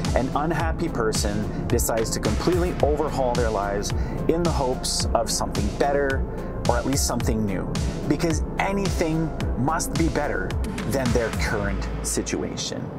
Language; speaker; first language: English; native; English